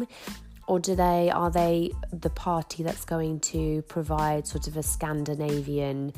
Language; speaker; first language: English; native; English